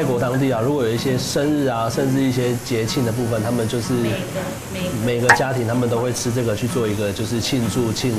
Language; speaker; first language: Chinese; native; Chinese